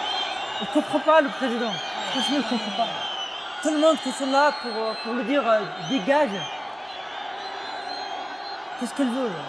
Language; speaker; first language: French; non-native, fluent; Arabic